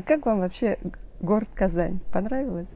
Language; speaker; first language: Russian; native; Russian